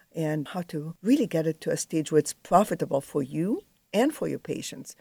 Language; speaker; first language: English; non-native, fluent; Arabic